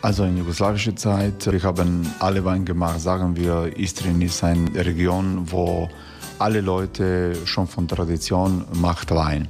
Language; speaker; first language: German; non-native, learner; Croatian